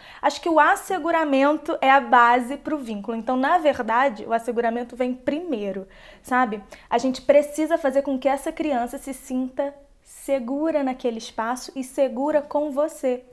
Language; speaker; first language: Portuguese; native; Portuguese